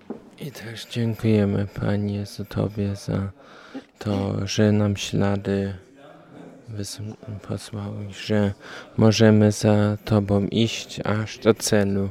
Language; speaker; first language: Polish; non-native, learner; German